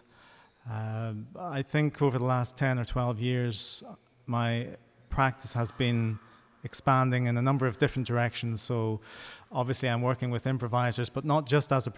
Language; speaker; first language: English; native; English